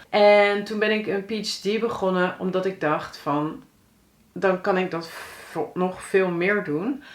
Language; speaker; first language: Dutch; native; Dutch